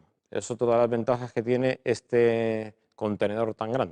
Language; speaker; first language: Spanish; native; Spanish